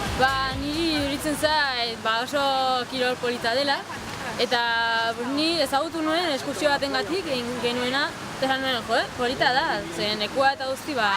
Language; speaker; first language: Basque; non-native, local second language; Spanish